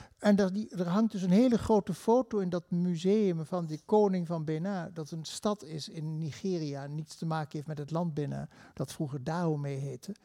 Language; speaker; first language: Dutch; native; Dutch